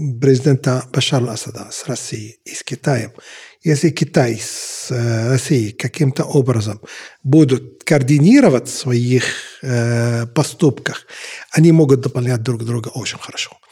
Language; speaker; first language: Russian; non-native, fluent; Arabic